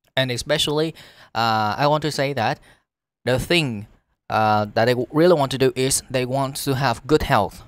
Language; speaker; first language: English; non-native, fluent; Vietnamese